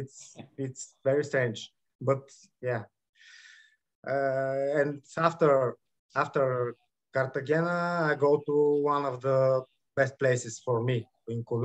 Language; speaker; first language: English; non-native, learner; Bulgarian